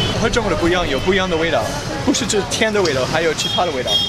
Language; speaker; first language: Chinese; non-native, learner; English